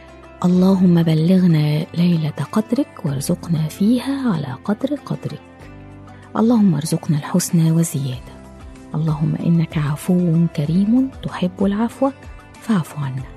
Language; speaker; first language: Arabic; native; Arabic